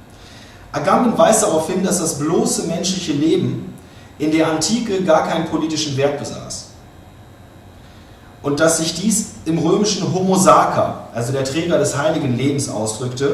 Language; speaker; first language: German; native; German